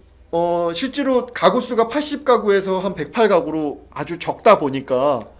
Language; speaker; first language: Korean; native; Korean